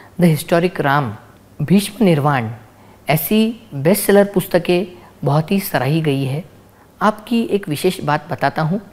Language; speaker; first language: Hindi; non-native, local second language; Marathi